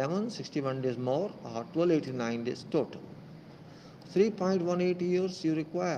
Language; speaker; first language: English; non-native, local second language; Hindi